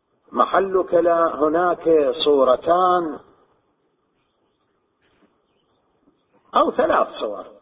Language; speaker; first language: Arabic; native; Arabic